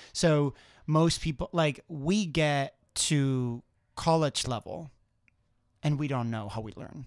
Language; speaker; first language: English; non-native, fluent; Spanish